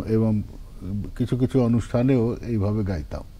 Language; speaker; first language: Bangla; non-native, local second language; Punjabi